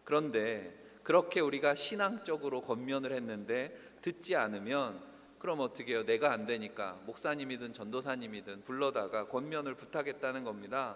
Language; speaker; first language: Korean; native; Korean